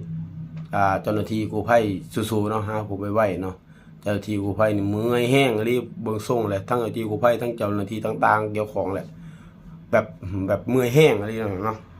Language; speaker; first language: Thai; non-native, local second language; Northeastern Thai